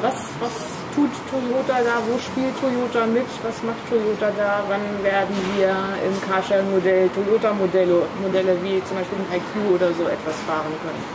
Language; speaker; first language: German; native; German